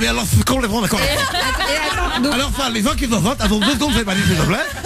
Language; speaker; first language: French; native; French